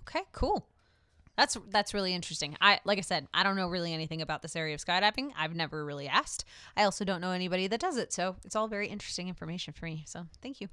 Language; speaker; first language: English; native; English